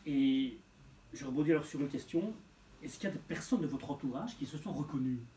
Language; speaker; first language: French; native; French